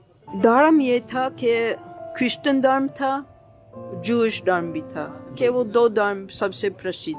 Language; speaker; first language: Hindi; non-native, fluent; English